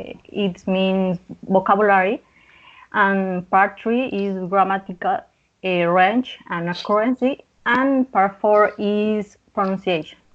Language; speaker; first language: English; non-native, learner; Spanish